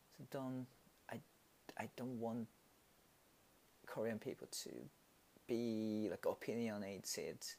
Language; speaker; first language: English; non-native, learner; Japanese